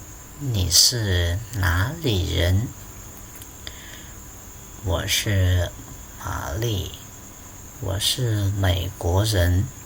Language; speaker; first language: Chinese; non-native, fluent; Hmong